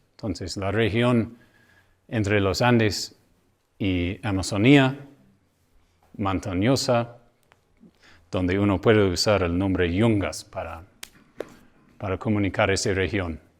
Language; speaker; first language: Spanish; non-native, fluent; English